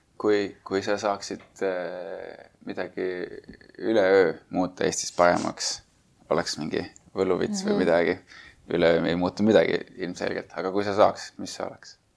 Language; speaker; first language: Estonian; native; Estonian